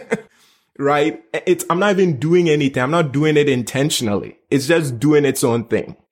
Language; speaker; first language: English; non-native, local second language; Akan